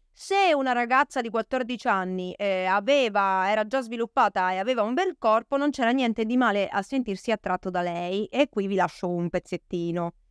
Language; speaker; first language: Italian; native; Italian